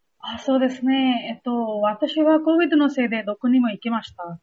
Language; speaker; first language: Japanese; non-native, learner; Hindi